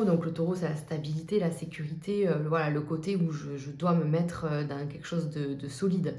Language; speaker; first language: French; native; French